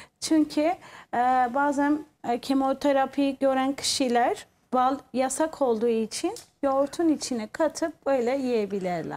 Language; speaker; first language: Turkish; non-native, fluent; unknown